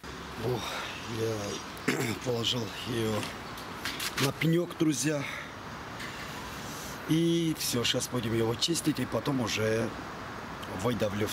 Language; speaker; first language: Russian; non-native, fluent; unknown